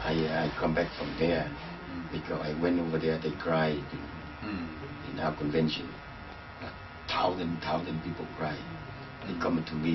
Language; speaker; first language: English; non-native, learner; Vietnamese